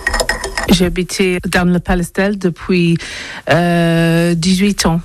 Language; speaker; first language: French; non-native, learner; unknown